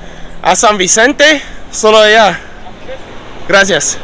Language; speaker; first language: Spanish; non-native, learner; English